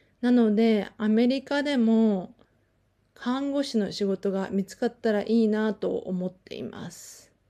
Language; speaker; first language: Japanese; native; Japanese